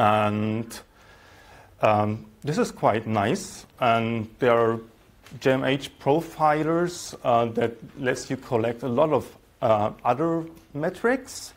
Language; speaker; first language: English; non-native, fluent; German